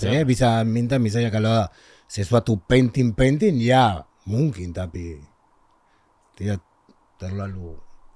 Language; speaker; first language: Indonesian; non-native, learner; Spanish